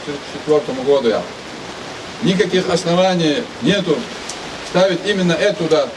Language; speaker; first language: Russian; non-native, local second language; Ingush